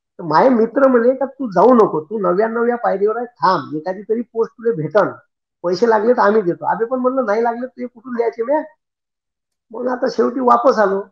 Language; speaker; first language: Marathi; native; Marathi